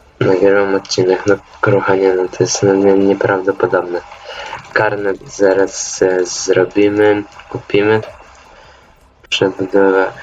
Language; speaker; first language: Polish; native; Polish